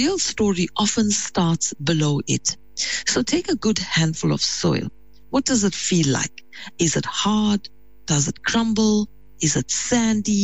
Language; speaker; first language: English; native; English